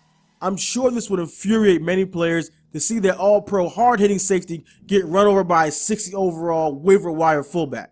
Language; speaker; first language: English; native; English